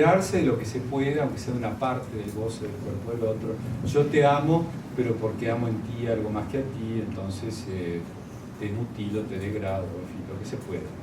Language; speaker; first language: Spanish; native; Spanish